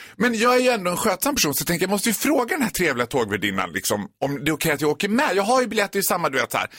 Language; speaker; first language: Swedish; native; Swedish